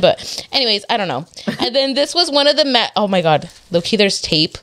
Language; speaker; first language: English; early bilingual, other home language; Spanish